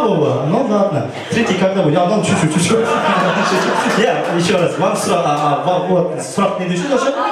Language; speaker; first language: Russian; non-native, local second language; Kazakh